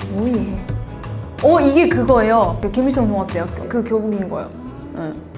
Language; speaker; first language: Korean; native; Korean